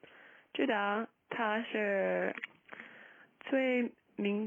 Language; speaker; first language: Chinese; non-native, learner; English